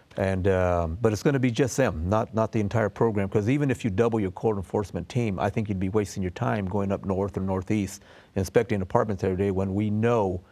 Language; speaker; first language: English; native; English